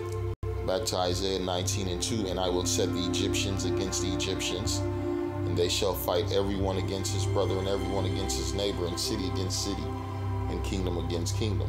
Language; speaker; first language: English; native; English